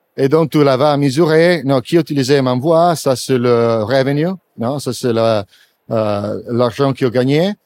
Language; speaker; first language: French; non-native, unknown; Italian